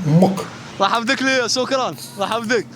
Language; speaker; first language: Arabic; native; Arabic